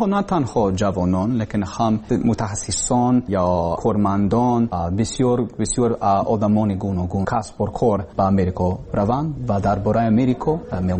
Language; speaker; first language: Persian; non-native, learner; English